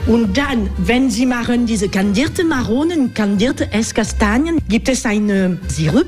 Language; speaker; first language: German; non-native, learner; French